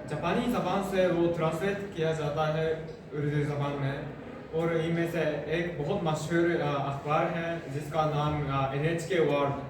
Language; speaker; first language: Hindi; non-native, fluent; Japanese